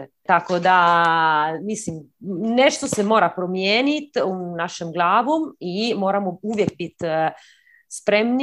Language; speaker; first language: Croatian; early bilingual, heritage; Croatian